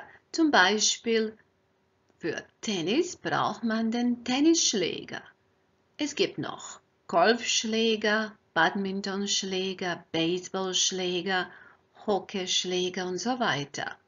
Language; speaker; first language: German; non-native, fluent; Croatian